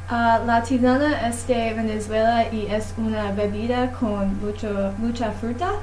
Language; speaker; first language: Spanish; non-native, learner; English